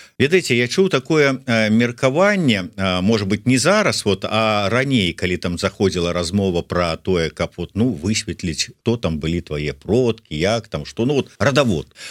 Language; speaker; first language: Belarusian; native; Belarusian